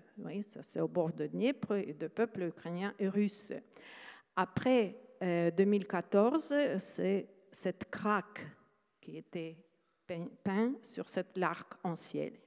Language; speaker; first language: French; non-native, fluent; Ukrainian